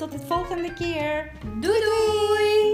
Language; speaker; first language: Dutch; non-native, fluent; Spanish